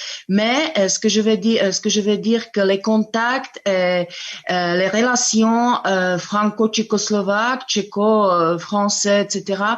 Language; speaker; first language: French; non-native, fluent; Czech